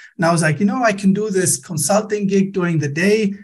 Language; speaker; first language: English; non-native, fluent; German